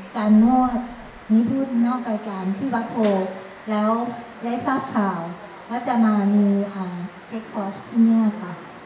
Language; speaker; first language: Thai; native; Thai